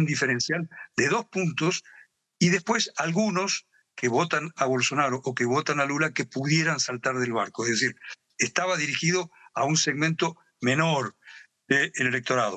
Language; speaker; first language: Spanish; native; Spanish